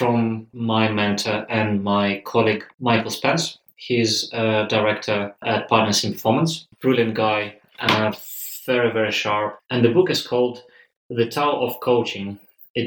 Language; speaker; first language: English; non-native, fluent; Russian